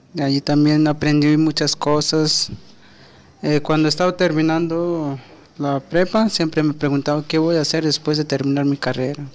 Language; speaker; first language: Spanish; non-native, local second language; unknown